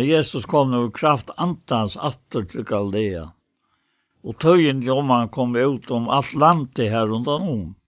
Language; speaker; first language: Danish; non-native, local second language; Faroese